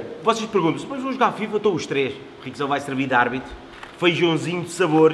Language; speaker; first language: Portuguese; native; Portuguese